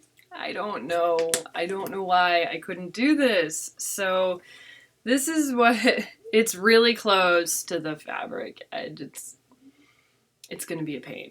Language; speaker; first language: English; native; English